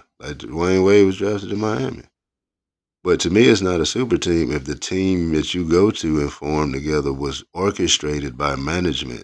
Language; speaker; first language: English; native; English